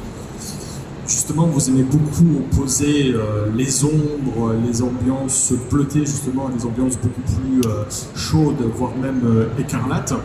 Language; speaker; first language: French; native; French